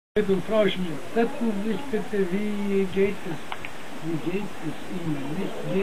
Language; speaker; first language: German; non-native, learner; English